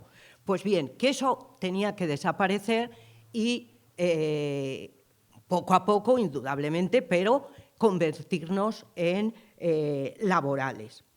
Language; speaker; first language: Spanish; native; Spanish